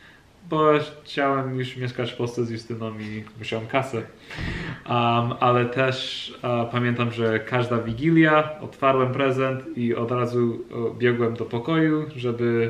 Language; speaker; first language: Polish; non-native, learner; English